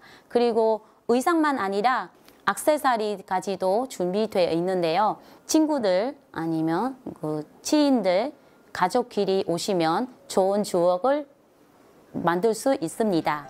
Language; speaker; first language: Korean; non-native, fluent; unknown